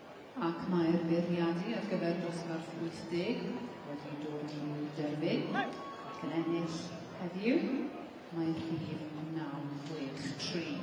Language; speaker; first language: Welsh; native; Welsh